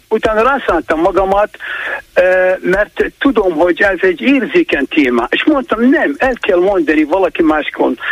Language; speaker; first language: Hungarian; non-native, fluent; Kurdish